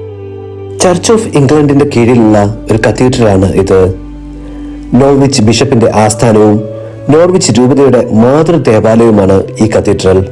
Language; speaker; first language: Malayalam; native; Malayalam